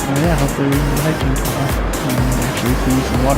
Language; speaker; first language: English; native; English